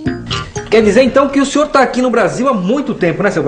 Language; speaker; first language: Portuguese; native; Portuguese